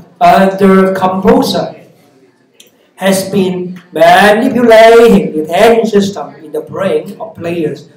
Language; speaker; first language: English; non-native, local second language; Cantonese